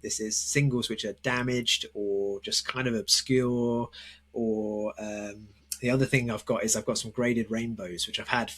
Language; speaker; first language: English; native; English